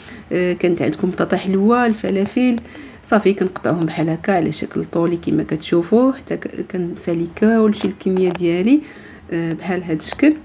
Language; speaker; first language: Arabic; native; Arabic